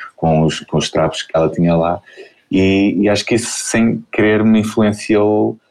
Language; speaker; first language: Portuguese; native; Portuguese